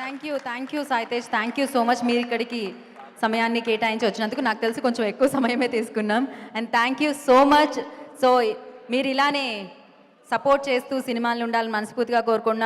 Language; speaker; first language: Telugu; native; Telugu